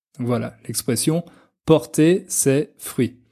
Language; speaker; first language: French; native; French